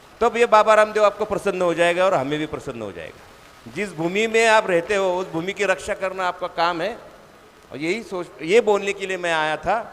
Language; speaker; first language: Hindi; non-native, local second language; Marathi